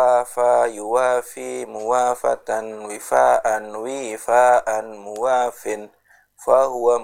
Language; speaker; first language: Arabic; non-native, fluent; Indonesian